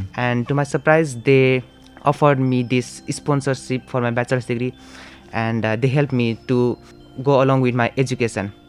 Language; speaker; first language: English; non-native, local second language; Nepali